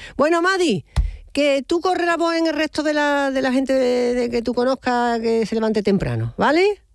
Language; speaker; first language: Spanish; native; Spanish